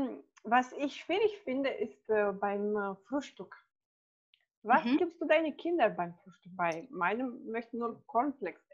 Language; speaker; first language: German; non-native, fluent; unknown